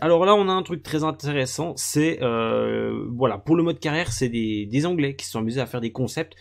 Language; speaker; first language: French; native; French